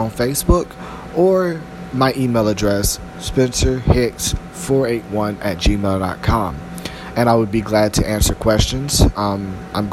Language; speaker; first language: English; native; English